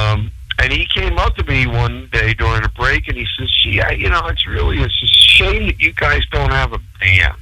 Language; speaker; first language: English; native; English